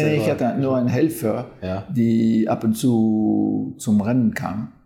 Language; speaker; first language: German; non-native, fluent; French